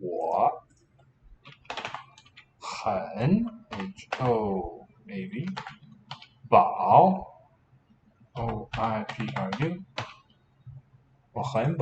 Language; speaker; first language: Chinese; non-native, learner; English